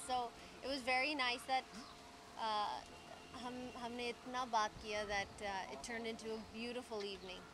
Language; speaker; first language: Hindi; early bilingual, heritage; English